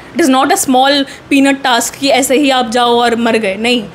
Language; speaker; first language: Hindi; native; Hindi